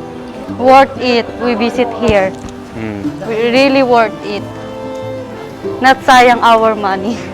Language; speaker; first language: English; non-native, learner; Filipino